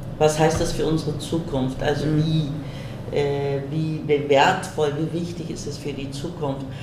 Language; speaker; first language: German; early bilingual, other home language; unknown